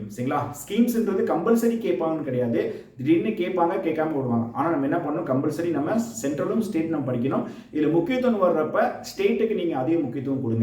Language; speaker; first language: Tamil; native; Tamil